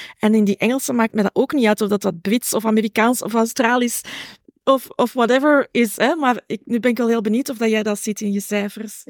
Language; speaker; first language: Dutch; native; Dutch